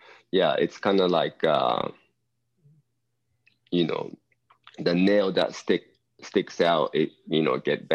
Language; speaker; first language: English; non-native, fluent; Japanese